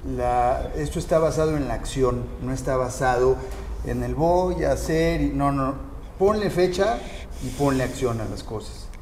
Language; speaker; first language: Spanish; native; Spanish